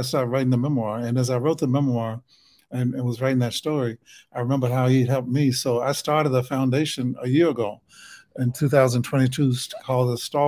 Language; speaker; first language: English; native; English